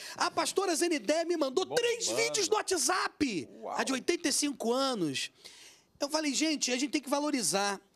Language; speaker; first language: Portuguese; native; Portuguese